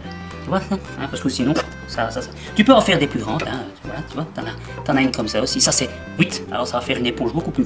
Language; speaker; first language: French; native; French